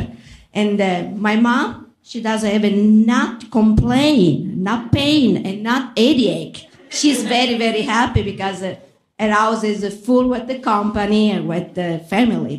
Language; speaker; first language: English; non-native, learner; Italian